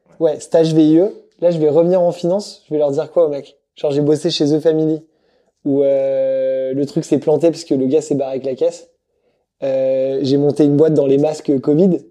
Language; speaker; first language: French; native; French